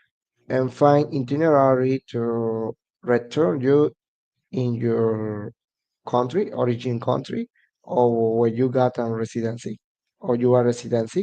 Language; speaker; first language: English; non-native, learner; Spanish